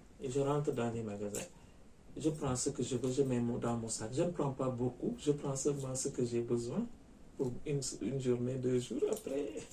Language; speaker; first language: French; non-native, local second language; Wolof